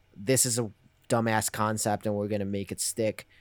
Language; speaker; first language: English; non-native, fluent; Spanish